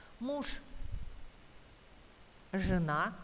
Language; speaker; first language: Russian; non-native, fluent; Turkish